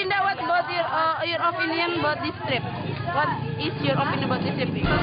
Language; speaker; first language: English; non-native, learner; Indonesian